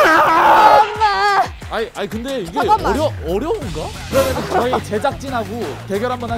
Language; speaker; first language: Korean; native; Korean